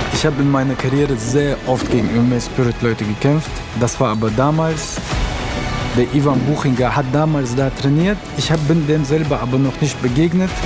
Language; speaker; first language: German; early bilingual, other home language; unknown